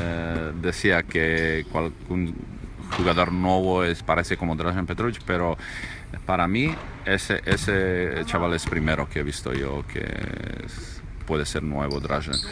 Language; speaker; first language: Spanish; non-native, learner; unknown